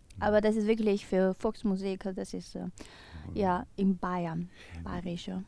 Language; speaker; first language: German; non-native, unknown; Chinese